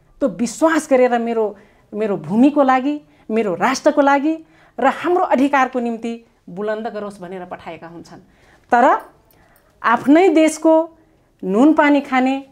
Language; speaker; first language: Nepali; non-native, local second language; Dangaura Tharu